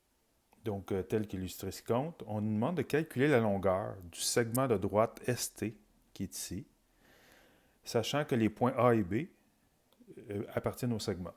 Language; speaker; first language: French; native; French